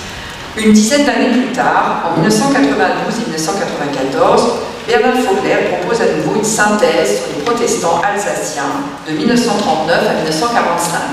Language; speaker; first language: French; native; French